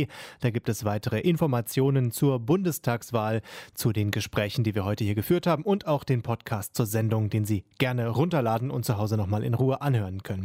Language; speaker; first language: German; native; German